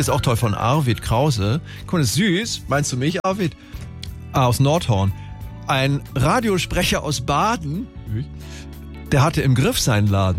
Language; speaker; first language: German; native; German